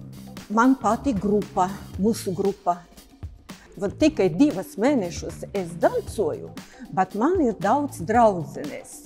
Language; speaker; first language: Latvian; non-native, learner; Russian